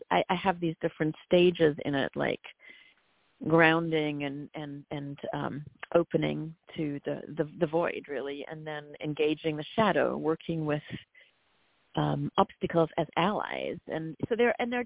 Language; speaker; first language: English; native; English